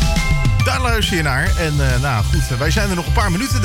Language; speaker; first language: Dutch; native; Dutch